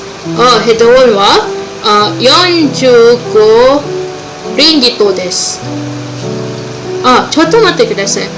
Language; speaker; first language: Japanese; non-native, learner; Malay